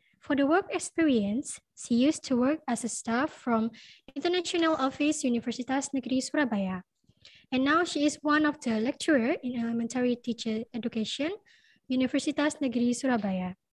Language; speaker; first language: English; non-native, fluent; Indonesian